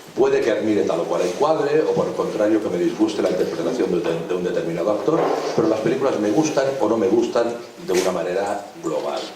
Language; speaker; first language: Spanish; native; Spanish